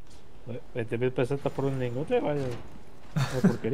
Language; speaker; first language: Spanish; native; Spanish